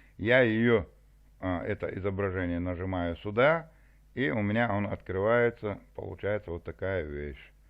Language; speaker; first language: Russian; non-native, local second language; Chechen